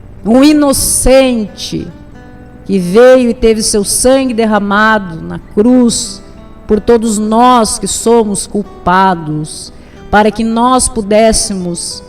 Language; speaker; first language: Portuguese; native; Portuguese